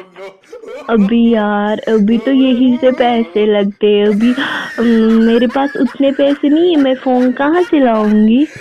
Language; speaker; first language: Hindi; non-native, local second language; Kashmiri